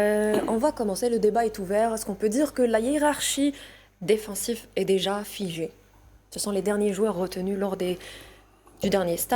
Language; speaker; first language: French; native; French